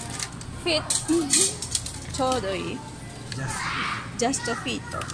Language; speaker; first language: Japanese; non-native, fluent; Indonesian